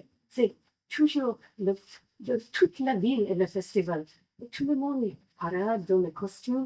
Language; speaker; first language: French; non-native, learner; English